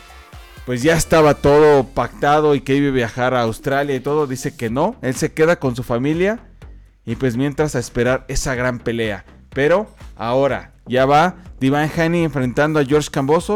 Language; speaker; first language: Spanish; native; Spanish